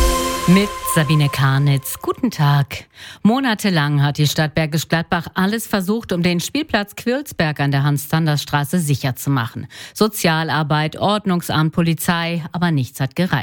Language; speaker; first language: German; native; German